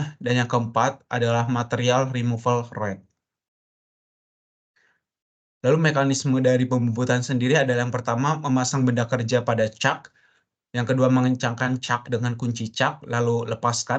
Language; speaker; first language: Indonesian; native; Indonesian